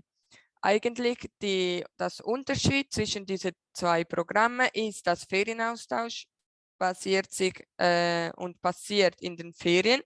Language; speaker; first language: German; non-native, local second language; Italian